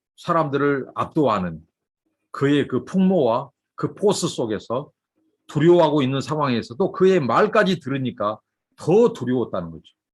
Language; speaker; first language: Korean; native; Korean